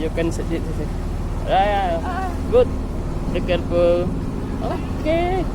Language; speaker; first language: English; non-native, learner; Indonesian